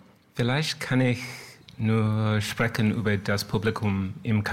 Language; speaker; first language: German; non-native, learner; English